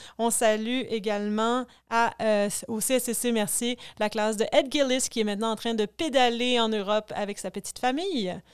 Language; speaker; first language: French; native; French